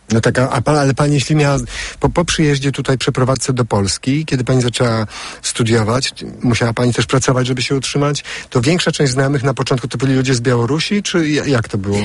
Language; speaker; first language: Polish; native; Polish